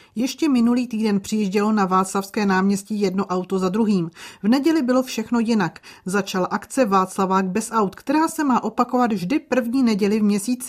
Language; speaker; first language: Czech; native; Czech